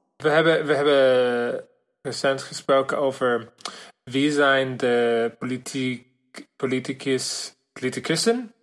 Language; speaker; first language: Dutch; non-native, learner; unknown